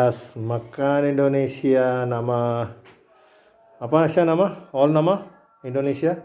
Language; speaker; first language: Indonesian; non-native, learner; Urdu